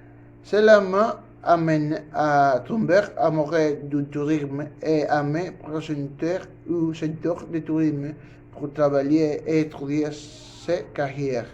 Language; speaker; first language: French; non-native, learner; Spanish